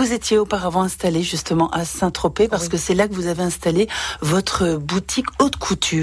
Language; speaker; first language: French; native; French